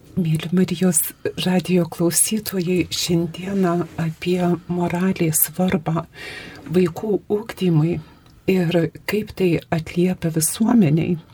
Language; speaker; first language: Lithuanian; native; Lithuanian